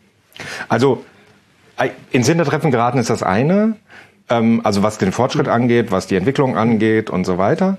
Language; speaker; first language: German; native; German